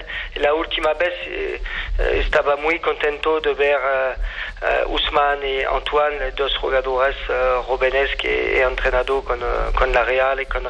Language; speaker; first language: Spanish; non-native, fluent; French